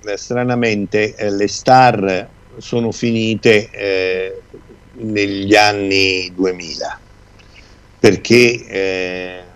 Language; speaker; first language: Italian; native; Italian